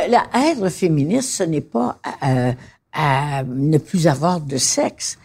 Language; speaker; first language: French; native; French